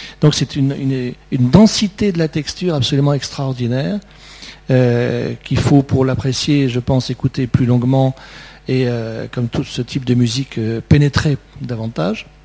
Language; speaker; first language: French; native; French